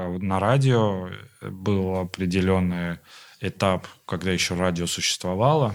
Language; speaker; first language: Russian; non-native, local second language; Armenian